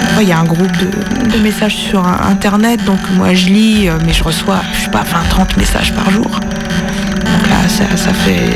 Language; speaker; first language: French; native; French